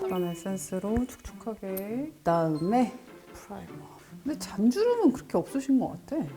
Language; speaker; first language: Korean; native; Korean